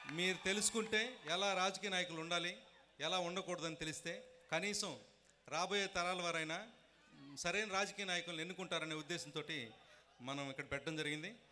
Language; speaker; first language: Telugu; native; Telugu